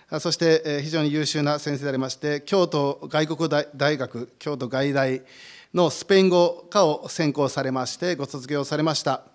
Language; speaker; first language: Japanese; native; Japanese